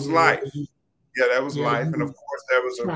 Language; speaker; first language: English; native; English